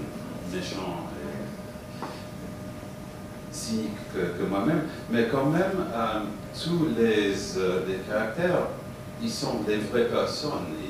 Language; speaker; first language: French; non-native, fluent; English